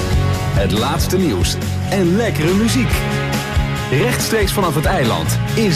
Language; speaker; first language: Dutch; native; Dutch